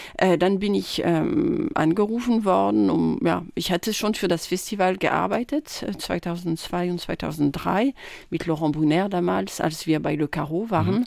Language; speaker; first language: German; non-native, fluent; French